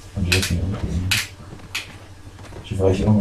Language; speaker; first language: German; native; German